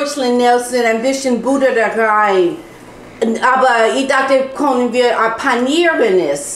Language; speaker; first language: German; non-native, learner; English